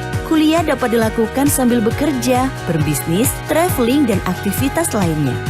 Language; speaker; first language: Indonesian; native; Indonesian